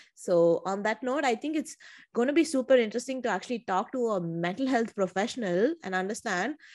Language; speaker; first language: English; non-native, local second language; Tamil